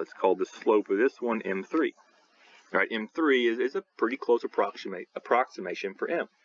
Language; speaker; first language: English; native; English